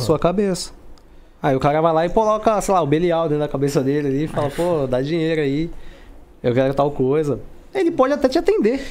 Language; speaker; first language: Portuguese; native; Portuguese